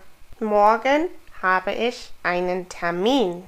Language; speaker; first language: German; non-native, fluent; English